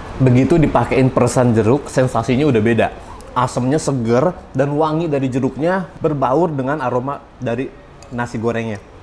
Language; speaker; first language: Indonesian; native; Indonesian